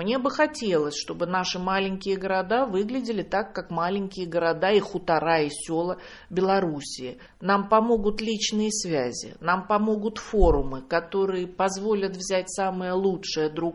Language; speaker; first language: Russian; native; Russian